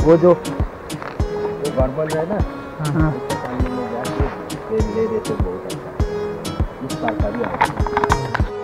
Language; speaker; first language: Hindi; non-native, local second language; Nepali